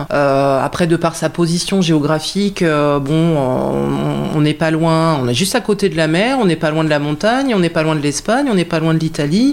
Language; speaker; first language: French; native; French